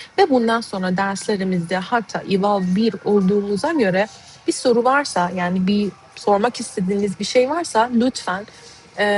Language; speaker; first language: Turkish; non-native, fluent; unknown